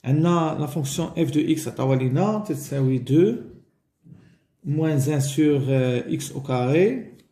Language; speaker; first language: French; non-native, local second language; Arabic